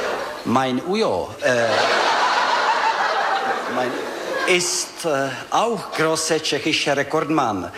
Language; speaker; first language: German; non-native, learner; Czech